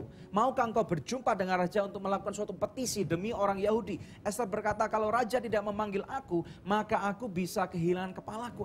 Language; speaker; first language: Indonesian; native; Indonesian